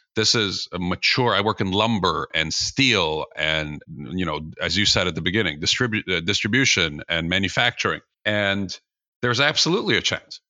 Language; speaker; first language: English; early bilingual, other home language; Russian